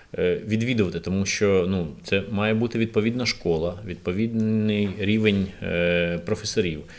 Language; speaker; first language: Ukrainian; native; Ukrainian